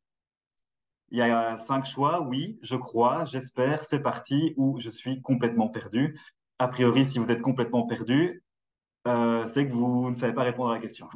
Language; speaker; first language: French; native; French